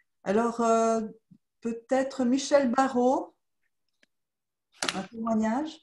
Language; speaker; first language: French; native; French